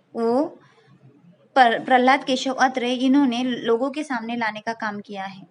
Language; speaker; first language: Hindi; non-native, local second language; Marathi